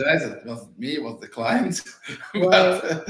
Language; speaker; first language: English; early bilingual, other home language; Yiddish